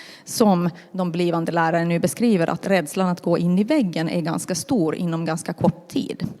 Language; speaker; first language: Swedish; non-native, local second language; Finnish